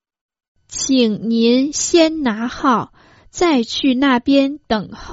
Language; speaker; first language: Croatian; non-native, fluent; Chinese